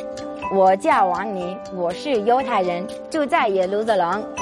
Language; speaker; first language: Chinese; non-native, learner; Hebrew